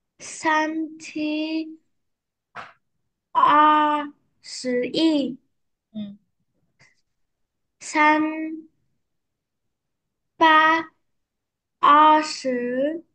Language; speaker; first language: Chinese; non-native, learner; Vietnamese